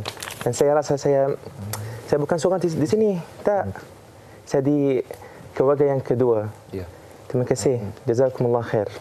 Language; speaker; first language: Indonesian; non-native, fluent; Arabic